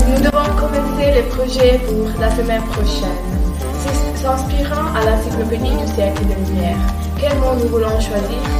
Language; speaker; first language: French; non-native, learner; Italian